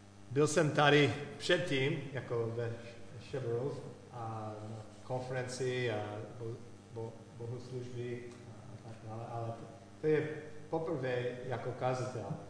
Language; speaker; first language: Czech; non-native, learner; English